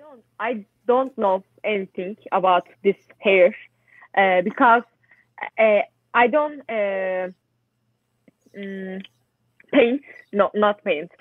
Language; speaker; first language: English; non-native, learner; Turkish